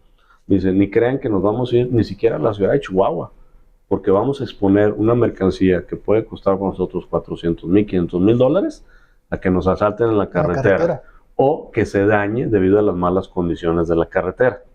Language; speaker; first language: Spanish; native; Spanish